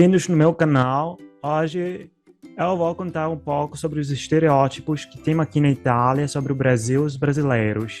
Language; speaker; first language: Portuguese; non-native, fluent; Italian